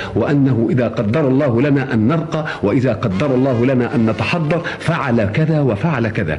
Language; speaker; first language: Arabic; native; Arabic